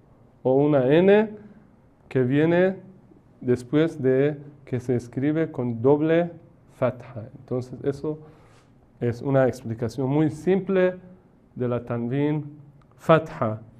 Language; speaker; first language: Spanish; non-native, fluent; Persian